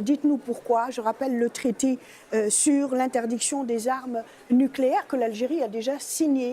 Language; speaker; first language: French; native; French